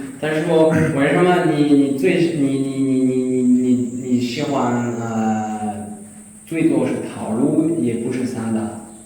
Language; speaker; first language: Chinese; non-native, learner; French